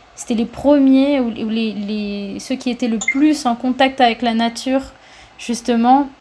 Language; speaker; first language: French; early bilingual, other home language; Spanish